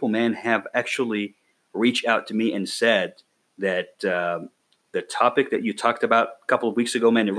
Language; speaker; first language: English; non-native, fluent; Arabic